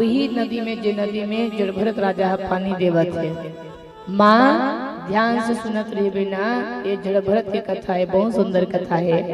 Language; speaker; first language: Hindi; non-native, local second language; Chhattisgarhi